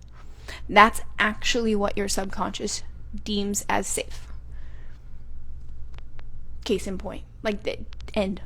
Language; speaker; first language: English; native; English